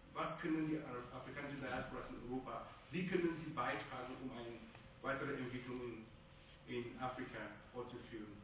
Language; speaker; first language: German; non-native, fluent; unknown